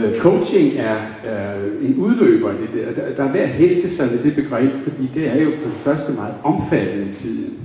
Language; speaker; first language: Danish; native; Danish